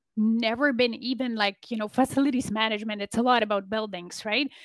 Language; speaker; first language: English; non-native, fluent; Polish